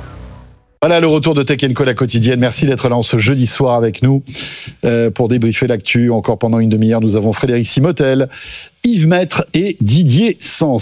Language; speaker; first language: French; native; French